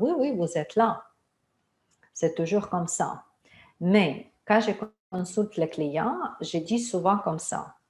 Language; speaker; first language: French; non-native, fluent; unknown